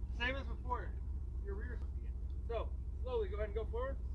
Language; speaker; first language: English; native; English